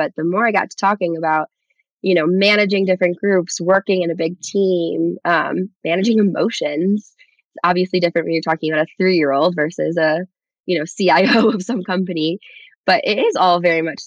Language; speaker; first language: English; native; English